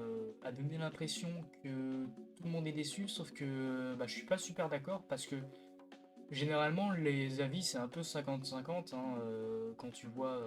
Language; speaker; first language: French; native; French